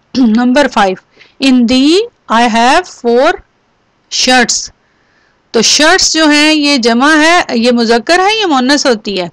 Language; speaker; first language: Urdu; native; Urdu